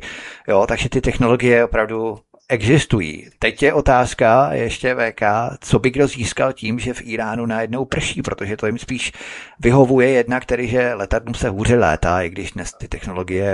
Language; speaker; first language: Czech; native; Czech